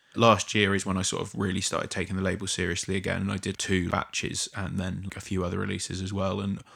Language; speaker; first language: English; native; English